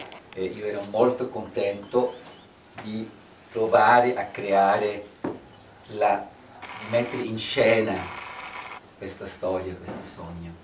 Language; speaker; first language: Italian; non-native, fluent; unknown